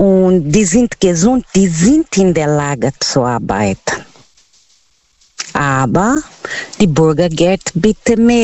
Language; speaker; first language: German; non-native, learner; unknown